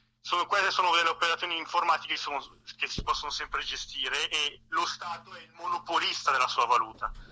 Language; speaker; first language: Italian; native; Italian